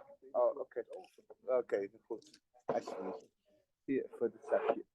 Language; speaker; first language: Dutch; native; Dutch